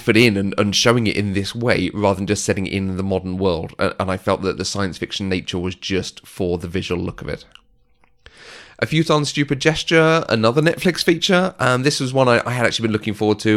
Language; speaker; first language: English; native; English